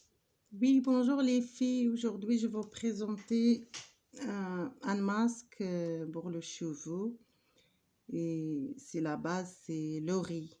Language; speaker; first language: French; non-native, learner; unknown